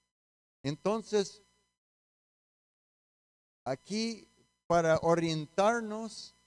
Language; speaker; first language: Spanish; non-native, fluent; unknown